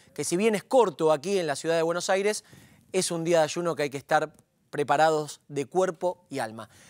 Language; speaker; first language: Spanish; native; Spanish